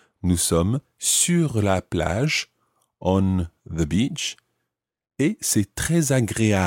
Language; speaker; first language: French; non-native, fluent; English